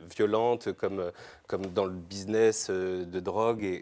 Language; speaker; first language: French; native; French